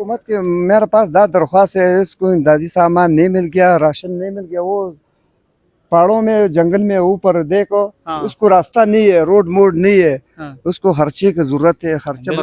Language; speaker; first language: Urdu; non-native, local second language; Pashto